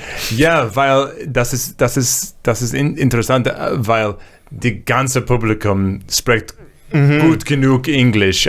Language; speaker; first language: German; non-native, learner; English